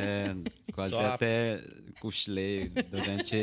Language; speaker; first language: Portuguese; non-native, local second language; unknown